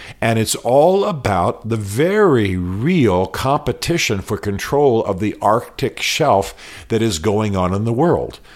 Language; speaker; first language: English; native; English